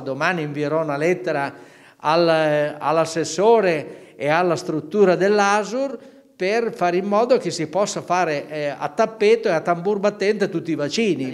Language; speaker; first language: Italian; native; Italian